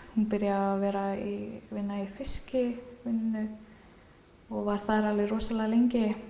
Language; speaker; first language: Icelandic; native; Icelandic